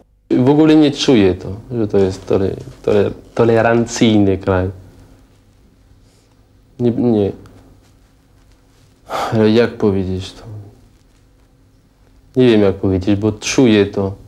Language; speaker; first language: Polish; non-native, learner; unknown